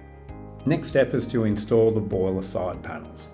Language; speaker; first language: English; native; English